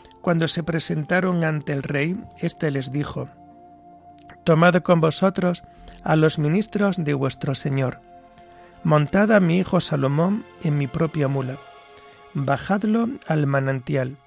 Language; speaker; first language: Spanish; native; Spanish